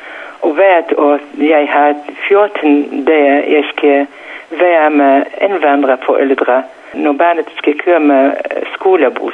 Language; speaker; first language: Danish; non-native, learner; Central Kurdish